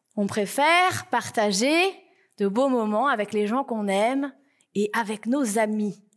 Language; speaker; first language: French; native; French